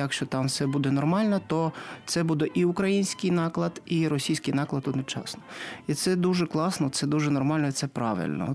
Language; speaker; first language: Ukrainian; non-native, local second language; Russian